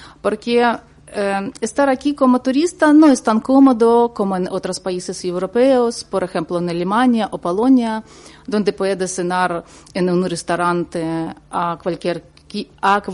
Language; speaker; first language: Spanish; non-native, learner; Ukrainian